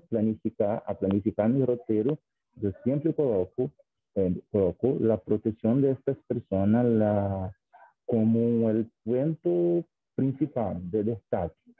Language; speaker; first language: Spanish; non-native, fluent; Portuguese